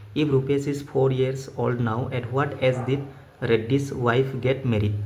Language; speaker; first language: English; non-native, local second language; Assamese